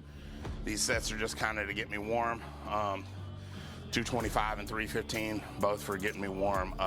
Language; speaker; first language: English; native; English